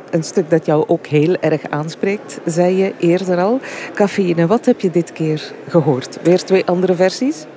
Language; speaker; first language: Dutch; native; Dutch